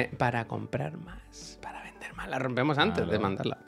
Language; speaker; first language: Spanish; native; Spanish